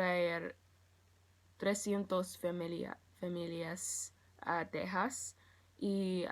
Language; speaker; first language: Spanish; non-native, learner; English